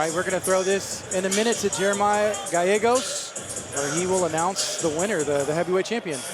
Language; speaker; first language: English; native; English